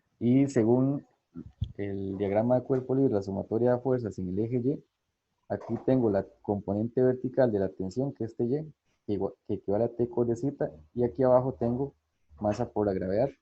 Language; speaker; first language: Spanish; native; Spanish